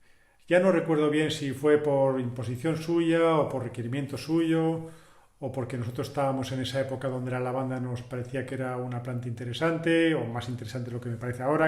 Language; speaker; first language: Spanish; native; Spanish